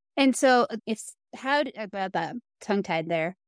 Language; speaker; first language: English; native; English